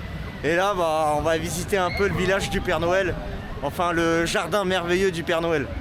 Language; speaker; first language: French; native; French